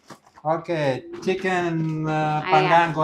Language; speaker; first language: Indonesian; non-native, learner; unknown